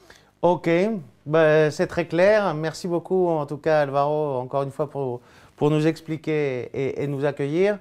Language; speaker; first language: French; native; French